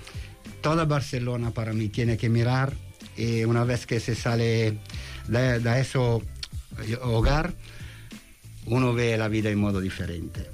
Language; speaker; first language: Spanish; non-native, fluent; Italian